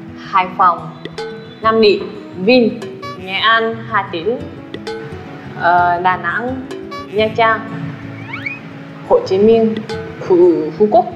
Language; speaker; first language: Vietnamese; non-native, fluent; Japanese